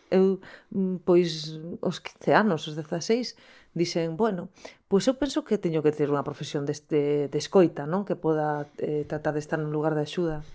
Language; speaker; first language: Galician; non-native, local second language; Spanish